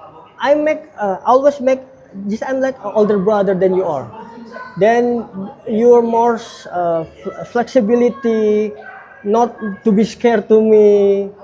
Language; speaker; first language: English; non-native, learner; Indonesian